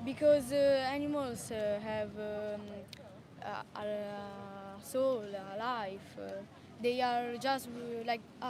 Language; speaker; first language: English; non-native, learner; Italian